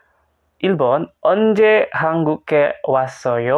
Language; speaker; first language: Korean; non-native, fluent; Indonesian